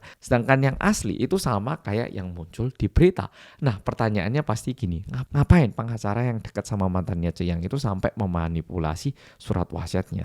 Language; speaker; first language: Indonesian; early bilingual, other home language; Korean